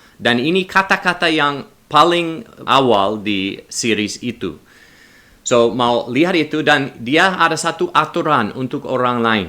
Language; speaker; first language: Indonesian; non-native, learner; English